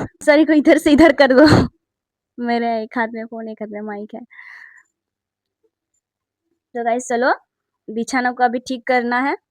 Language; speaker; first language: Hindi; non-native, local second language; Bangla